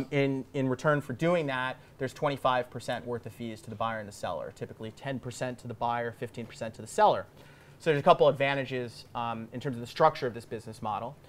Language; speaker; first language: English; native; English